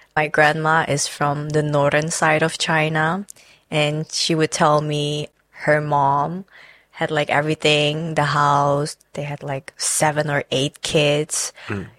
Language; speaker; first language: English; non-native, fluent; Chinese